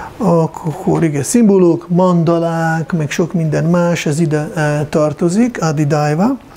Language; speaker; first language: Hungarian; non-native, fluent; Russian